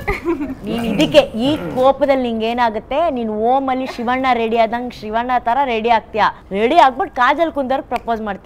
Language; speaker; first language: Kannada; native; Kannada